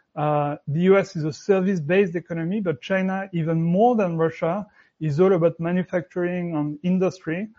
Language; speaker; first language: English; non-native, fluent; French